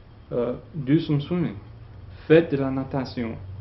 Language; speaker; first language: English; native; English